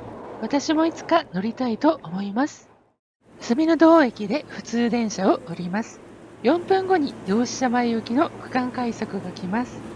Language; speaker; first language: Japanese; native; Japanese